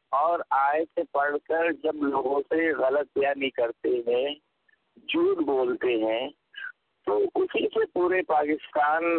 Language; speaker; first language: Urdu; non-native, local second language; Punjabi